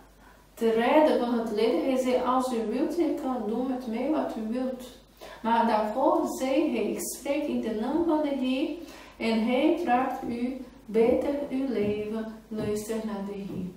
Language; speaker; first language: Dutch; non-native, fluent; Portuguese